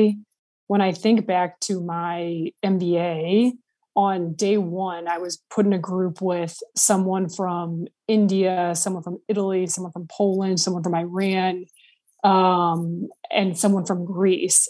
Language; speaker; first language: English; native; English